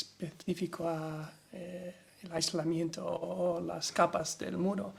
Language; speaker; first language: Spanish; non-native, learner; English